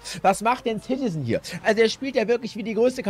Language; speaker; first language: German; native; German